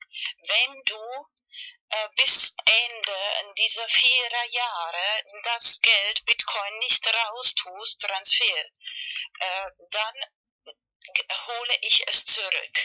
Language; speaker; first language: German; non-native, fluent; Spanish